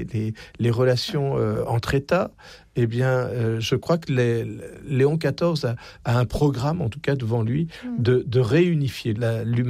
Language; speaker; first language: French; native; French